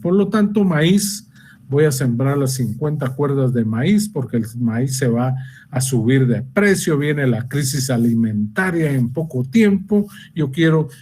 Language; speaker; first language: Spanish; native; Spanish